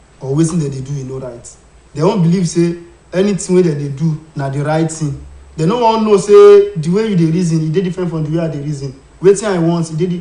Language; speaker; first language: Nigerian Pidgin; non-native, local second language; Yoruba